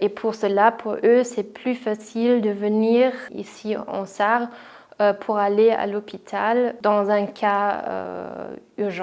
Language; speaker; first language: French; non-native, fluent; German